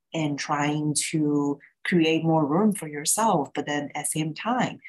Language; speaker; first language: English; early bilingual, other home language; Thai